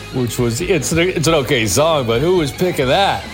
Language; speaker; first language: English; native; English